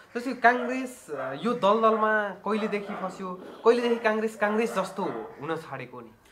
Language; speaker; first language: Nepali; native; Nepali